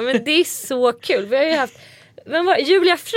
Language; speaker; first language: Swedish; native; Swedish